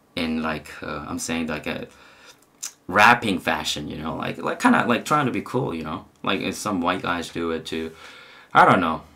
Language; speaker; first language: English; non-native, fluent; Korean